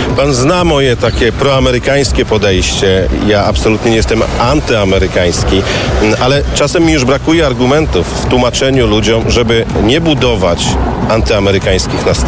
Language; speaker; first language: Polish; native; Polish